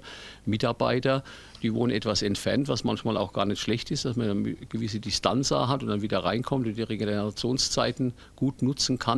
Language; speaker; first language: German; native; German